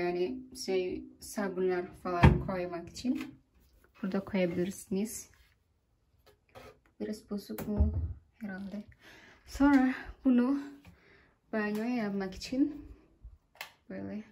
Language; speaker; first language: Turkish; non-native, learner; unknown